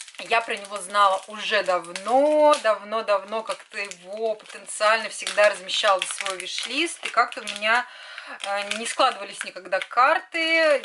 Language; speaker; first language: Russian; native; Russian